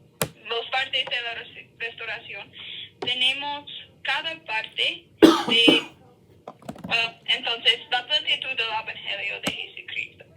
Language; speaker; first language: Spanish; non-native, learner; English